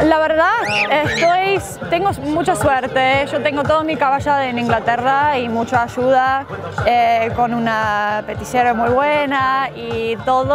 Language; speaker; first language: Spanish; non-native, fluent; English